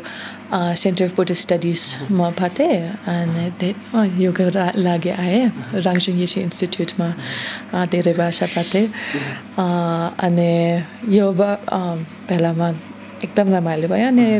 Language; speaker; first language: Nepali; non-native, learner; German